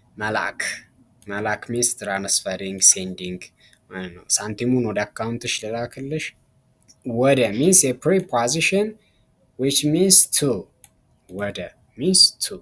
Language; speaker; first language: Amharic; native; Amharic